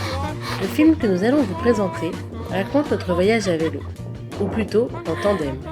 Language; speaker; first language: French; native; French